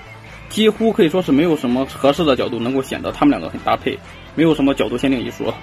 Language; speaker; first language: Chinese; native; Chinese